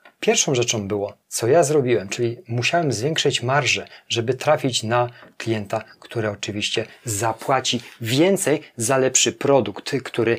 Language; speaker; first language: Polish; native; Polish